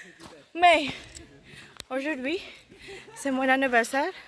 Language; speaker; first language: French; non-native, learner; English